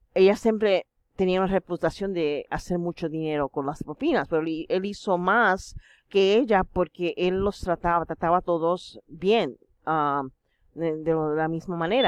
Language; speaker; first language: Spanish; non-native, fluent; English